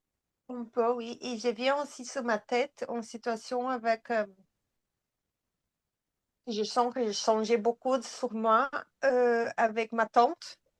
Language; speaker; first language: French; non-native, fluent; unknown